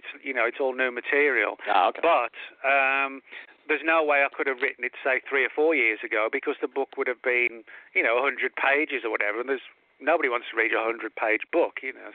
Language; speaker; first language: English; native; English